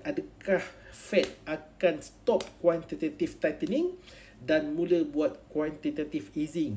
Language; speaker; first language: Malay; native; Malay